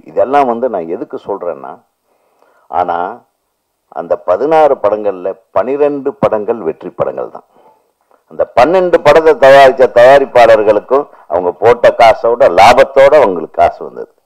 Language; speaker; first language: Tamil; native; Tamil